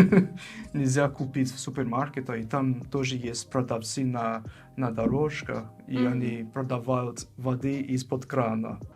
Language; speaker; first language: Russian; non-native, fluent; English